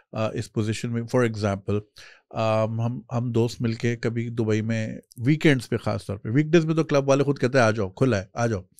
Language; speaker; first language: Urdu; native; Urdu